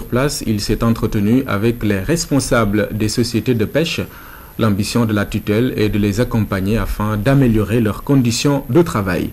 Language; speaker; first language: French; non-native, local second language; Wolof